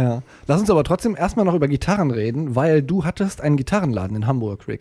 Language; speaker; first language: German; native; German